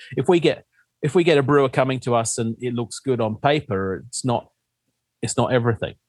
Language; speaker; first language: English; native; English